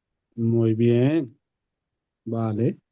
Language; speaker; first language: Spanish; non-native, learner; Urdu